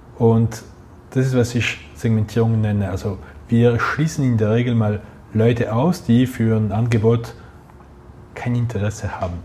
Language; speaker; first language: German; non-native, local second language; French